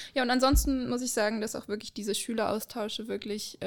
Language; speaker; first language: German; native; German